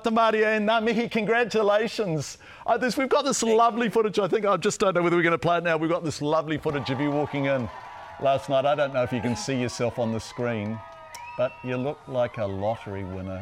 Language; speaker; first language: English; native; English